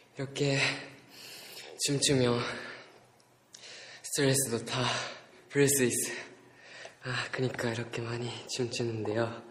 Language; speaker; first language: Korean; non-native, fluent; Japanese